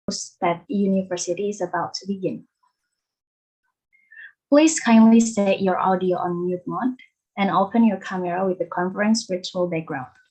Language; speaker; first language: English; non-native, fluent; Indonesian